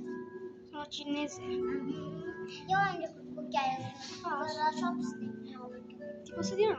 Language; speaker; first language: Italian; early bilingual, other home language; Bangla